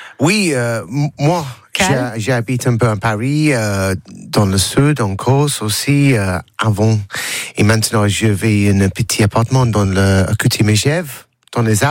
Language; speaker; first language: French; non-native, learner; English